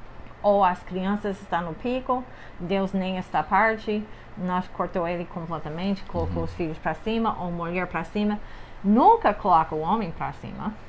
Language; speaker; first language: Portuguese; non-native, fluent; English